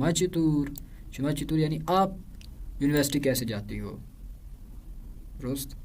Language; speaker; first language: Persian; non-native, fluent; Urdu